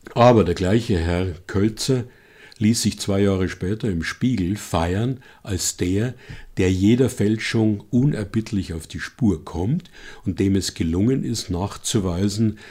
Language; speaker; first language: German; native; German